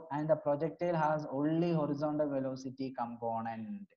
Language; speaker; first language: English; non-native, local second language; Malayalam